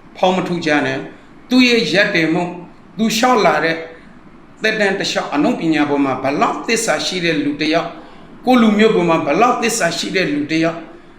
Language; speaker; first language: Burmese; native; Burmese